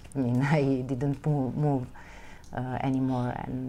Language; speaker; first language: English; non-native, fluent; Italian